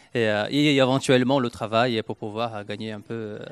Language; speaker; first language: French; non-native, fluent; Portuguese